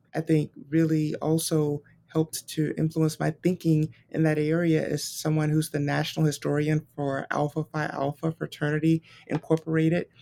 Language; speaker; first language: English; native; English